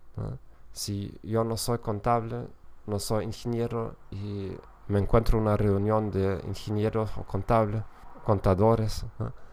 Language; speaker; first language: Spanish; non-native, fluent; German